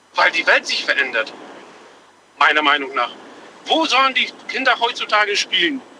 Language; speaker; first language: German; native; German